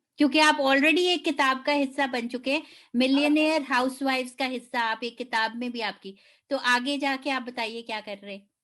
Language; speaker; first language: Hindi; non-native, local second language; Gujarati